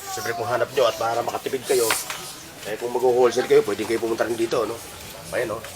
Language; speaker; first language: Filipino; non-native, local second language; Waray